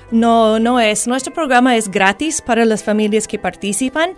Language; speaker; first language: Spanish; non-native, fluent; English